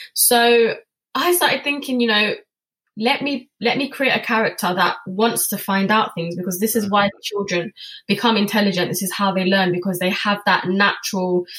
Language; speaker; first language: English; native; English